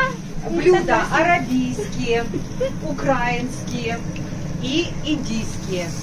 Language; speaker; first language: Russian; non-native, learner; Norwegian